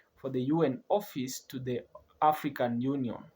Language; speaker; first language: English; non-native, local second language; Swahili